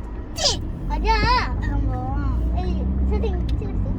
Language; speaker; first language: Korean; early bilingual, other home language; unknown